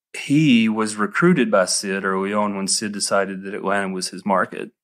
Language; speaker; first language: English; native; English